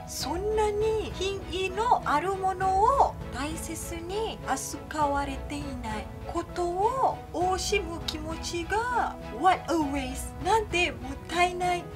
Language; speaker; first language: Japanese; non-native, fluent; Malay